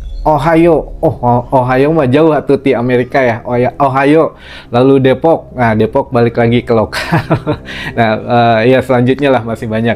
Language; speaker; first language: Indonesian; native; Indonesian